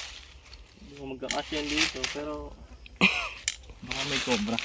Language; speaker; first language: Filipino; native; Filipino